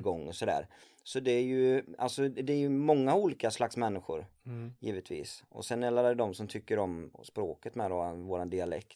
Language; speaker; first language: Swedish; native; Swedish